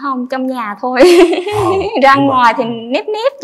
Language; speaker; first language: Vietnamese; native; Vietnamese